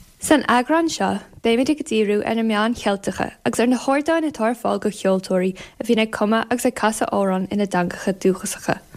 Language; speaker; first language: Irish; native; Irish